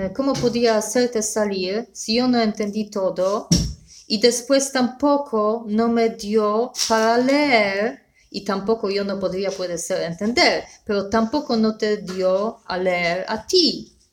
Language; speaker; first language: Spanish; non-native, learner; Polish